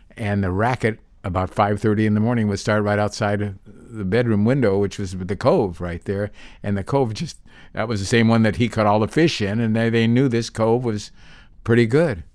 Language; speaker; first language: English; native; English